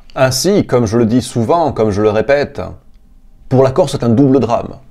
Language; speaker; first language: French; native; French